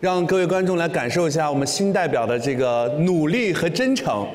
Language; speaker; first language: Chinese; native; Chinese